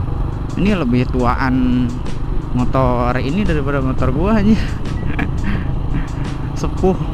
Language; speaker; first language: Indonesian; non-native, local second language; Sundanese